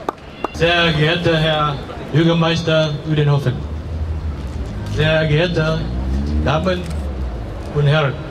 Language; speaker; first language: German; non-native, fluent; Vietnamese